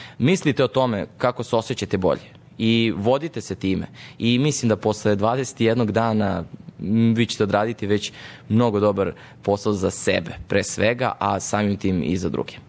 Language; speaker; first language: Serbian; native; Serbian